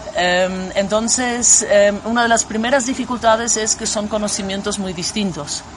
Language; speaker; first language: Spanish; non-native, fluent; German